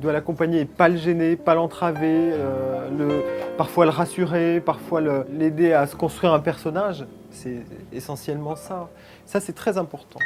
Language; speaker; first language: French; native; French